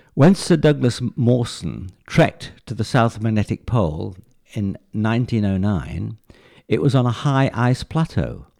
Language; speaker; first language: English; native; English